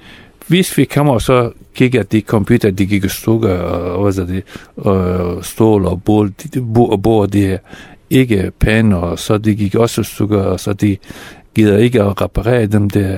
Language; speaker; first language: Danish; non-native, fluent; Persian